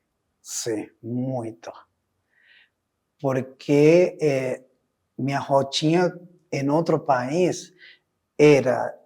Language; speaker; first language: Portuguese; non-native, fluent; Spanish